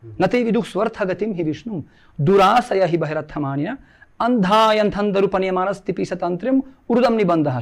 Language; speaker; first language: Nepali; non-native, fluent; Russian